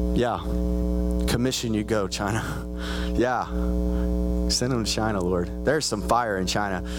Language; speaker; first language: English; native; English